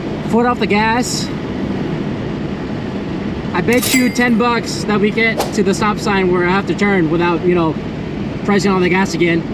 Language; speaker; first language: English; native; English